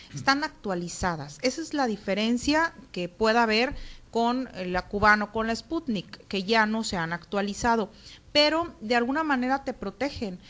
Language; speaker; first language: Spanish; native; Spanish